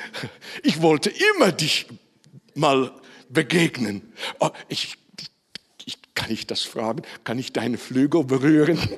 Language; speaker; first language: German; non-native, fluent; Dutch